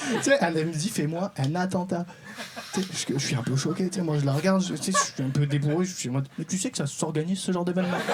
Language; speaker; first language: French; non-native, local second language; Arabic